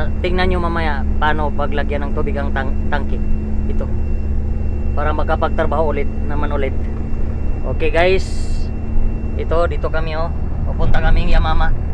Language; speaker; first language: Filipino; non-native, local second language; Cebuano